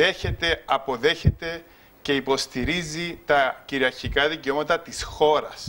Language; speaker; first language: Greek; native; Greek